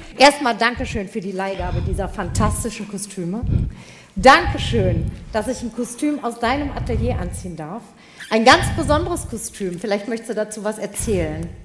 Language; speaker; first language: German; native; German